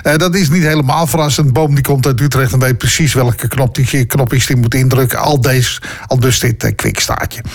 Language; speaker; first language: Dutch; native; Dutch